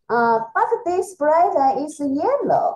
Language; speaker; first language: English; non-native, learner; Chinese